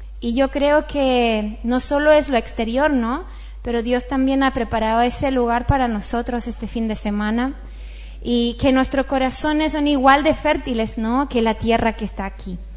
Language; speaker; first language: Spanish; non-native, fluent; Swedish